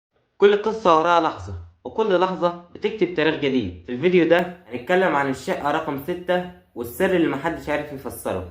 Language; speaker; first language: Arabic; native; Arabic